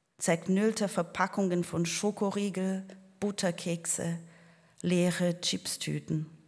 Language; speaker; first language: German; non-native, fluent; Portuguese